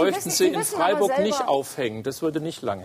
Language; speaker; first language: German; native; German